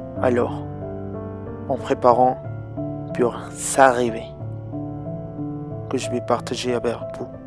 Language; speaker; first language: French; non-native, learner; Spanish